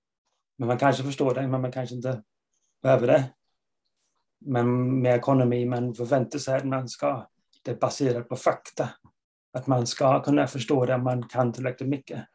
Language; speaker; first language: Swedish; non-native, fluent; English